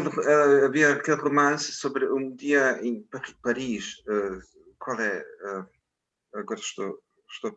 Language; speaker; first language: Portuguese; non-native, fluent; Croatian